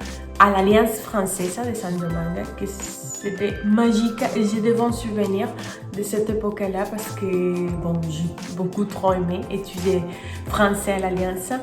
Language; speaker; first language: French; non-native, fluent; Spanish